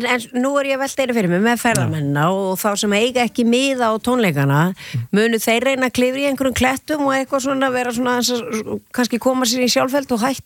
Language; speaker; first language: Icelandic; native; Icelandic